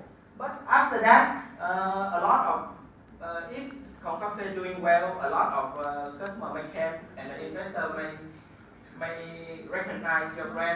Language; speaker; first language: English; non-native, learner; Vietnamese